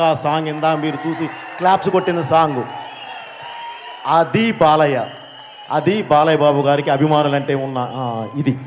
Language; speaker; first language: Telugu; native; Telugu